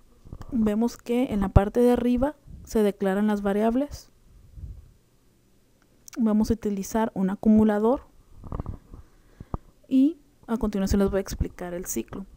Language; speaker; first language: Spanish; native; Spanish